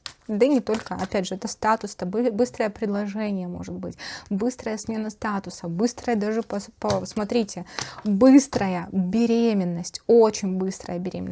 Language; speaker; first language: Russian; native; Russian